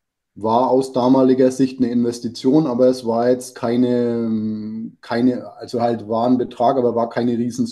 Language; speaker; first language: German; native; German